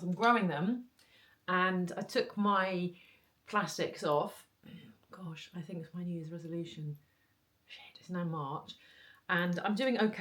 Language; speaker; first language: English; native; English